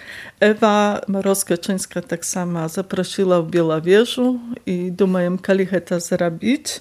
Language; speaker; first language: Polish; non-native, local second language; Belarusian